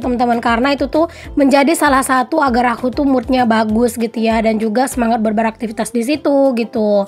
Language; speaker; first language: Indonesian; native; Indonesian